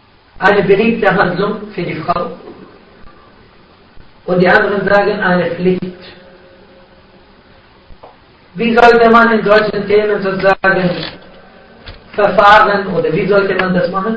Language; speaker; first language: German; non-native, fluent; Arabic